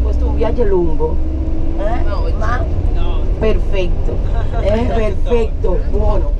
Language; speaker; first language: Italian; non-native, fluent; Spanish